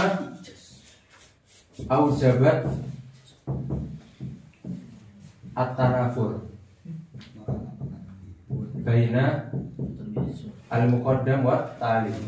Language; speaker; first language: Arabic; non-native, fluent; Indonesian